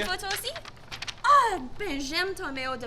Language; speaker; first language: French; non-native, local second language; English